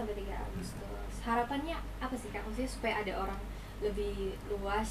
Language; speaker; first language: Indonesian; native; Indonesian